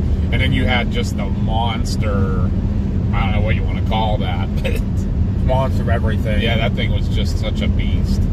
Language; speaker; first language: English; native; English